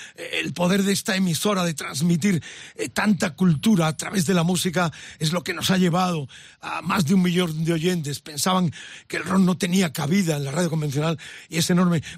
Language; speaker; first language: Spanish; native; Spanish